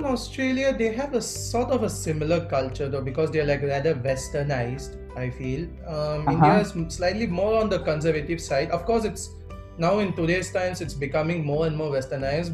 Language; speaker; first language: English; non-native, local second language; Telugu